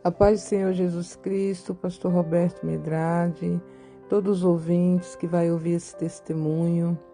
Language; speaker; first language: Portuguese; native; Portuguese